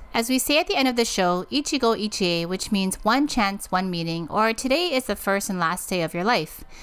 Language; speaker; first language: English; native; English